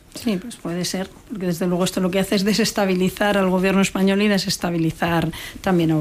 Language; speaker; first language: Spanish; native; Spanish